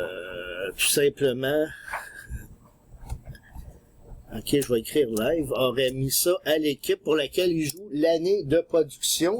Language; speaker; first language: French; native; French